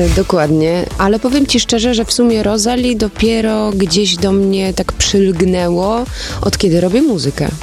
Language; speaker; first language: Polish; early bilingual, other home language; German